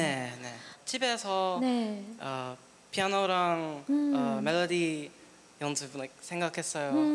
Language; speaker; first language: Korean; non-native, learner; English